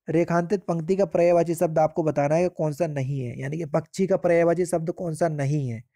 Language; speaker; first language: Hindi; native; Hindi